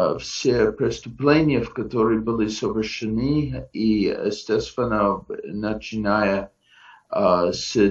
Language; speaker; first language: Russian; non-native, fluent; English